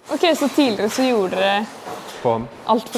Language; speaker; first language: Norwegian; native; Norwegian